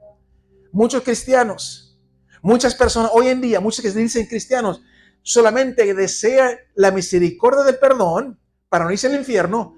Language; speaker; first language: Spanish; native; Spanish